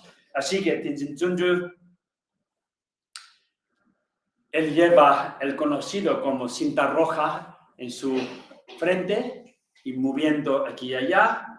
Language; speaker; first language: Spanish; non-native, learner; Tibetan